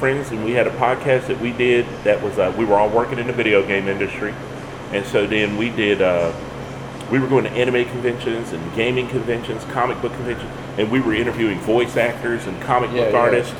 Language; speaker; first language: English; native; English